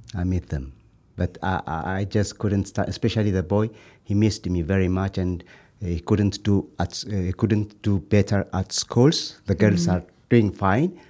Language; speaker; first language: English; non-native, fluent; Amharic